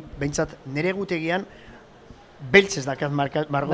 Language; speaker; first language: Basque; native; Basque